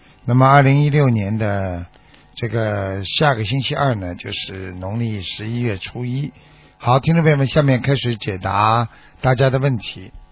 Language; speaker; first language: Chinese; native; Chinese